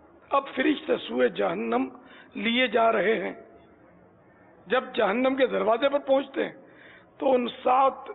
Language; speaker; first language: Urdu; native; Urdu